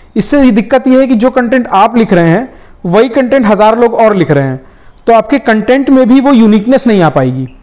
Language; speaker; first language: Hindi; native; Hindi